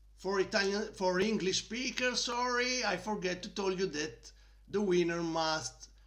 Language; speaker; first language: English; non-native, learner; Italian